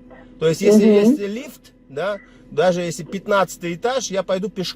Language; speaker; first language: Russian; native; Russian